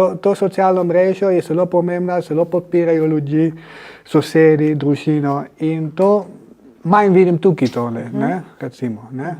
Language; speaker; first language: Slovenian; non-native, fluent; Spanish